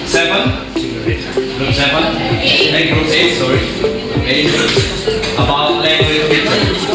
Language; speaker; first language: English; non-native, fluent; Indonesian